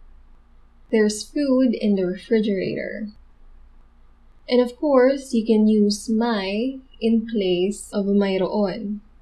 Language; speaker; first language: English; non-native, local second language; Filipino